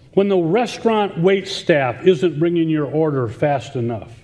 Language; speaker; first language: English; native; English